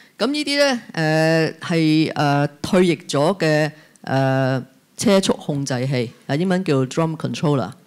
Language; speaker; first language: Cantonese; native; Cantonese